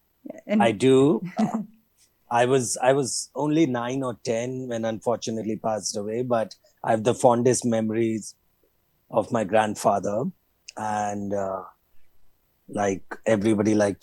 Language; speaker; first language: English; non-native, local second language; Hindi